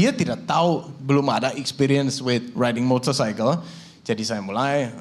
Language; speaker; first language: Indonesian; non-native, learner; Danish